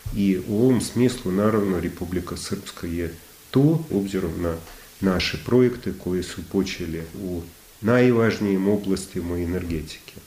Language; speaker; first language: Croatian; non-native, fluent; Russian